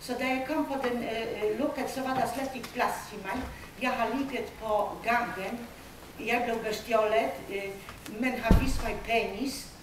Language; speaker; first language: Danish; non-native, fluent; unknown